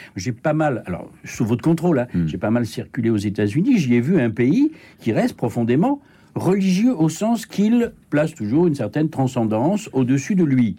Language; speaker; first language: French; native; French